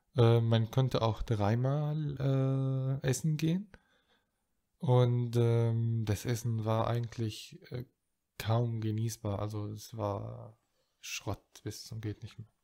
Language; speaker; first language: German; non-native, fluent; Arabic